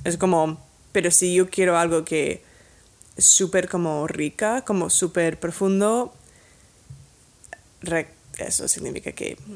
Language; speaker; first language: Spanish; non-native, fluent; English